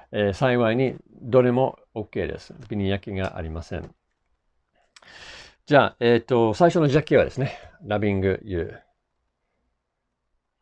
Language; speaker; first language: Japanese; non-native, fluent; English